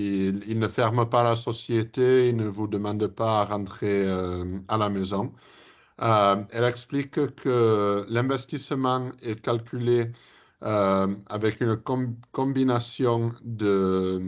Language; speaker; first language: French; early bilingual, heritage; English